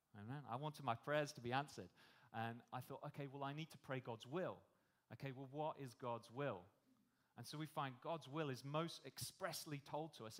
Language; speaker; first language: English; native; English